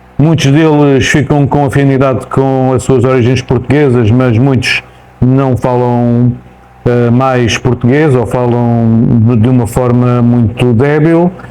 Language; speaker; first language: Portuguese; native; Portuguese